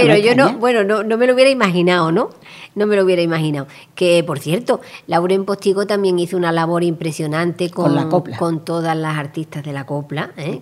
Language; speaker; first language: Spanish; native; Spanish